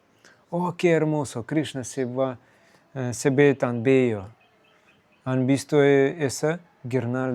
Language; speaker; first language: Spanish; non-native, fluent; Russian